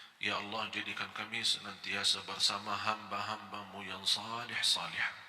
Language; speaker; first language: Malay; non-native, fluent; Arabic